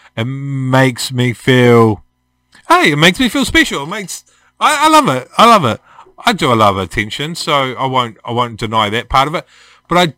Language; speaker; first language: English; native; English